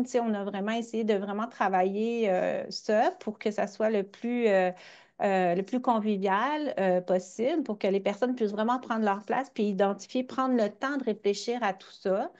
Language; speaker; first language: French; native; French